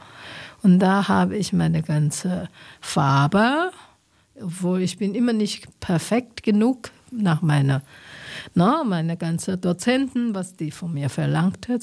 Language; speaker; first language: German; non-native, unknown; Chinese